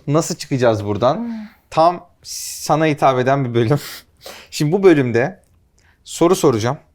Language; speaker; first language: Turkish; native; Turkish